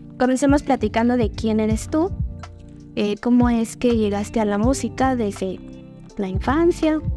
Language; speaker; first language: Spanish; native; Spanish